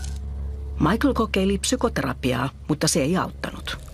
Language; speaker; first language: Finnish; native; Finnish